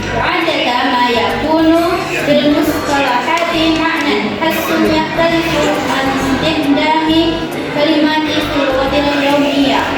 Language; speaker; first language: Arabic; non-native, learner; Indonesian